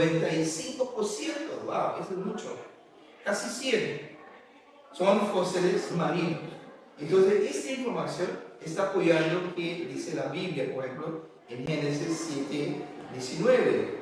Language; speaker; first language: Spanish; non-native, learner; English